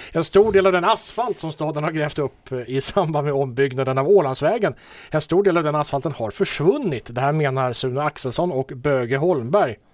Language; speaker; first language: Swedish; native; Swedish